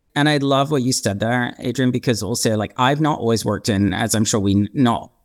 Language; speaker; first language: English; native; English